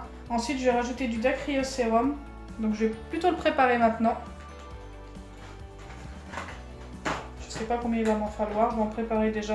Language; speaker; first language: French; native; French